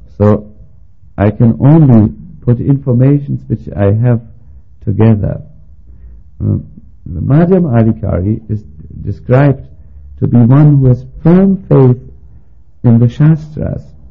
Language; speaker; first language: English; non-native, fluent; German